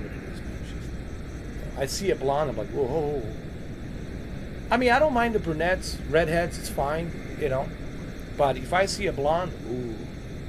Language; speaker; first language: English; native; English